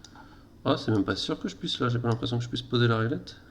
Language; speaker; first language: French; native; French